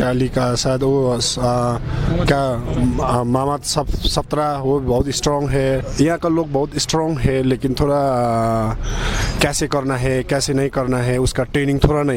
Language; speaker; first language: Hindi; non-native, learner; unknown